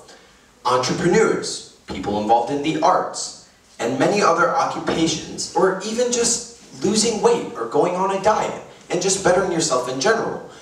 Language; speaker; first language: English; native; English